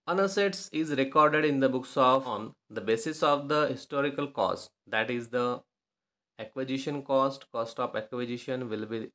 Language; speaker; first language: English; non-native, local second language; Marathi